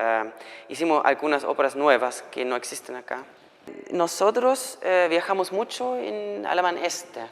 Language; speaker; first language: Spanish; non-native, fluent; German